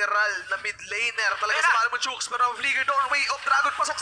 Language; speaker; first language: Filipino; native; Filipino